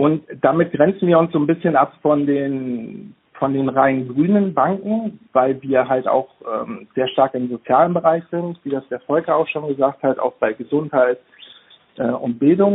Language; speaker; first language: German; native; German